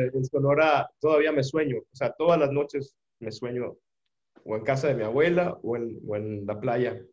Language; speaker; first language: Spanish; native; Spanish